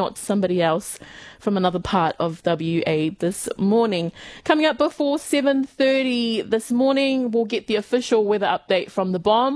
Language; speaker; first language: English; native; English